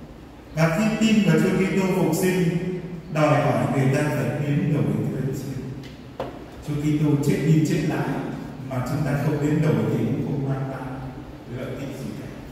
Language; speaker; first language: Vietnamese; native; Vietnamese